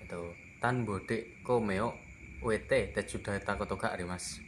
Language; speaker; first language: Japanese; non-native, learner; Indonesian